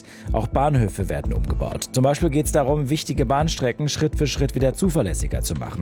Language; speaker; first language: German; native; German